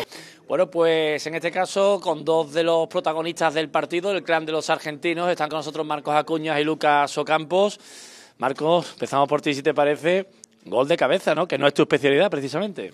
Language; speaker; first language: Spanish; native; Spanish